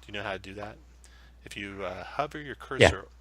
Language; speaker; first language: English; native; English